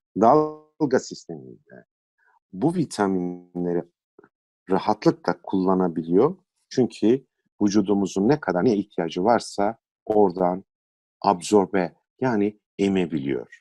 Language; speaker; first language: Turkish; native; Turkish